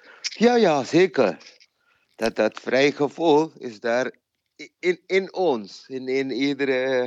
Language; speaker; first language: Dutch; non-native, fluent; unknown